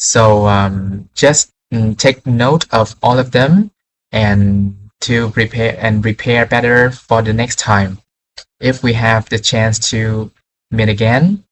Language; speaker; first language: English; non-native, fluent; Vietnamese